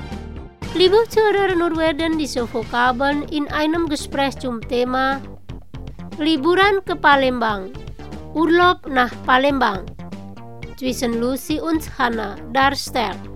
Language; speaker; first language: German; non-native, fluent; Indonesian